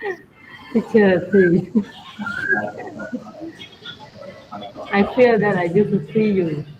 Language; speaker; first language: English; non-native, learner; Khmer